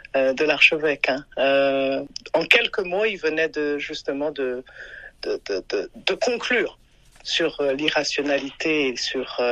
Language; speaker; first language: French; non-native, local second language; Rundi